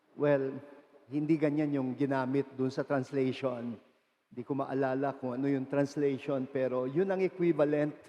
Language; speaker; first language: Filipino; native; Filipino